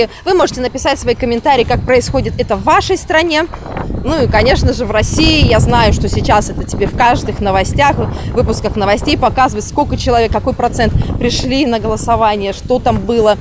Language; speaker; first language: Russian; native; Russian